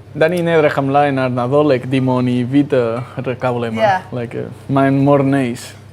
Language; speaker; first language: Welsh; non-native, fluent; Catalan